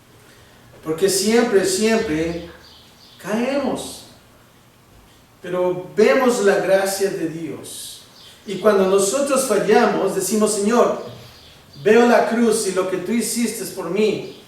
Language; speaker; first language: Spanish; early bilingual, heritage; Spanish